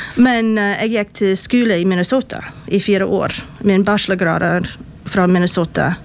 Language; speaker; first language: Norwegian; non-native, fluent; English